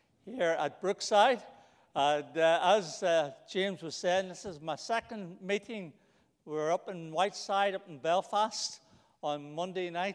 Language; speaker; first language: English; native; English